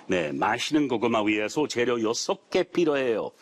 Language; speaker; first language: Korean; non-native, learner; English